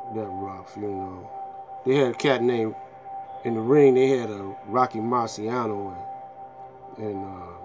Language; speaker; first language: English; native; English